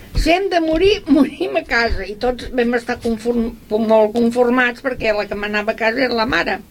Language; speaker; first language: Catalan; native; Catalan